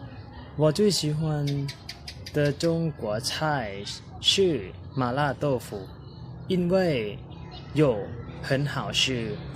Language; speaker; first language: Chinese; non-native, learner; Lao